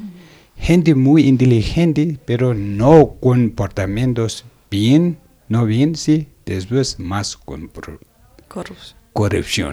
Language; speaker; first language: Spanish; non-native, learner; Tibetan